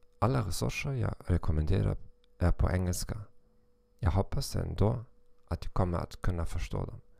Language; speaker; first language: Swedish; non-native, fluent; German